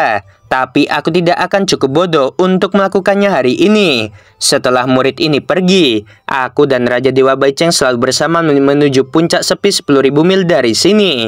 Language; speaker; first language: Indonesian; native; Indonesian